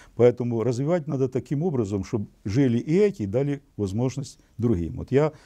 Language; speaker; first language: Russian; non-native, local second language; Ukrainian